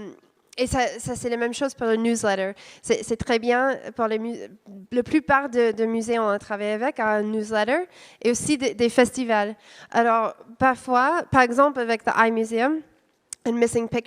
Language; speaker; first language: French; non-native, fluent; English